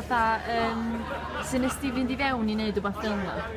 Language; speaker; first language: Welsh; native; Welsh